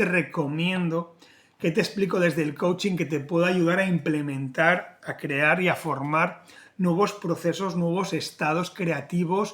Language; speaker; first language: Spanish; native; Spanish